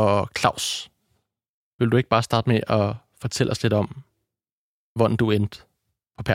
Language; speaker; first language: Danish; native; Danish